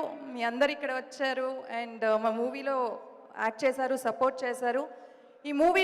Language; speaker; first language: Telugu; non-native, fluent; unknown